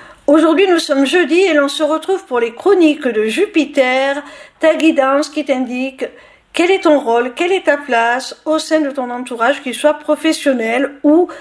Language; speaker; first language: French; native; French